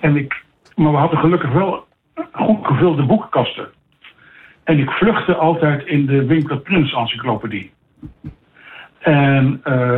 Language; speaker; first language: Dutch; native; Dutch